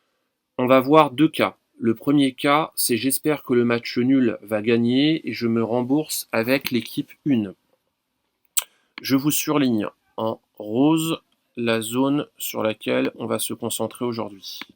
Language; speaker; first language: French; native; French